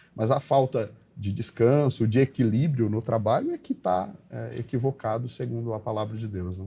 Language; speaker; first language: Portuguese; native; Portuguese